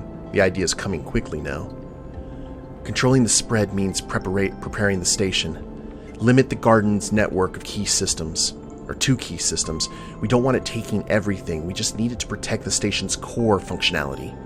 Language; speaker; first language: English; native; English